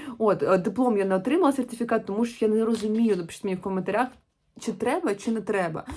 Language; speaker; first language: Ukrainian; non-native, local second language; Russian